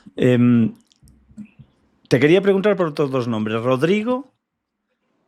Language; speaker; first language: Spanish; native; Spanish